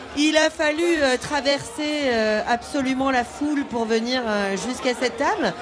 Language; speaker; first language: French; native; French